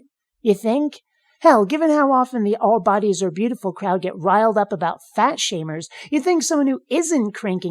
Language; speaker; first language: English; native; English